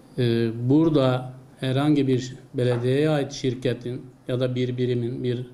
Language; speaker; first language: Turkish; native; Turkish